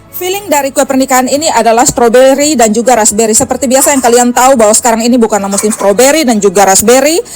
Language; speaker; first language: Indonesian; native; Indonesian